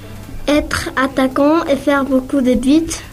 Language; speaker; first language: French; non-native, learner; Spanish